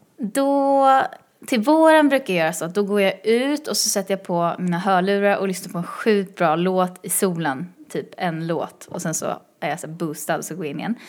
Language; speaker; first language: Swedish; early bilingual, other home language; Chinese